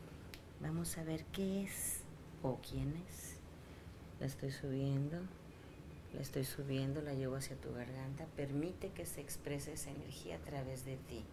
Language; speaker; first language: Spanish; native; Spanish